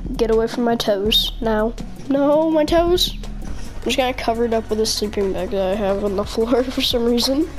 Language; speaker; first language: English; native; English